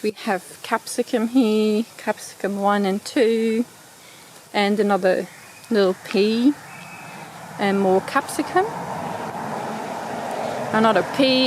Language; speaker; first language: English; non-native, fluent; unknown